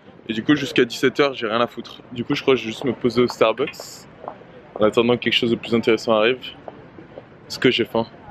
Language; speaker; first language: French; native; French